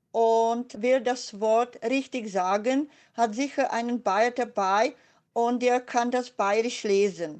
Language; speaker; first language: German; non-native, fluent; Czech